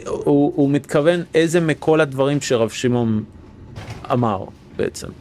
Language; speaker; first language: Hebrew; non-native, fluent; English